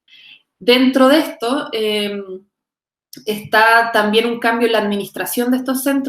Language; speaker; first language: Spanish; native; Spanish